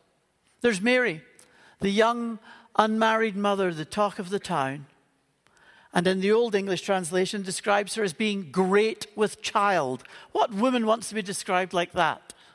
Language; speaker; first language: English; native; English